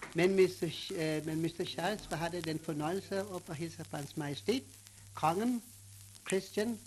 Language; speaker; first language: Danish; non-native, fluent; English